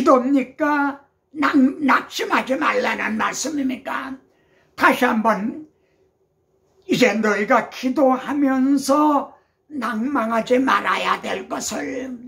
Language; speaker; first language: Korean; native; Korean